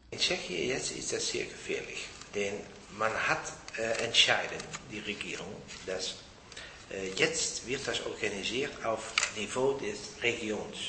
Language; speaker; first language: German; non-native, fluent; Dutch